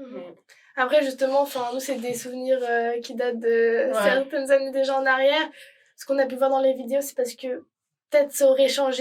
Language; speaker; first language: French; native; French